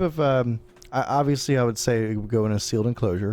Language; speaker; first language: English; native; English